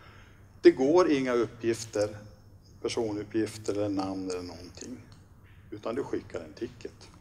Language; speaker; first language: Swedish; native; Swedish